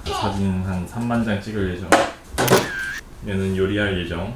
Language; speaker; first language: Korean; native; Korean